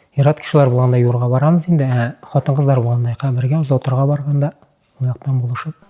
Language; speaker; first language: Tatar; early bilingual, other home language; Uzbek